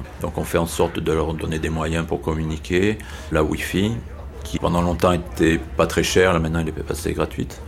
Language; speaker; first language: French; native; French